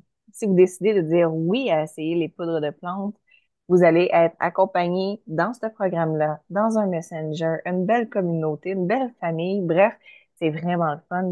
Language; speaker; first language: French; native; French